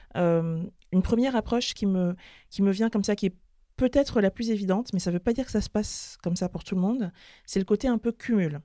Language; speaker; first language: French; native; French